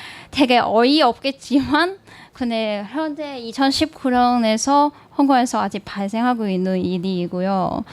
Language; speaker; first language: Korean; non-native, learner; Cantonese